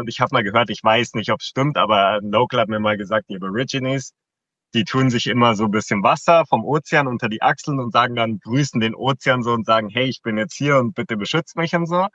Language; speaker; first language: German; native; German